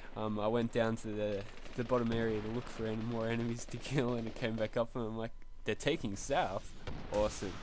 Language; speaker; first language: English; native; English